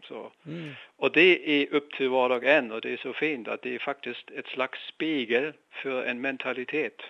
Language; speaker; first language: Swedish; non-native, fluent; German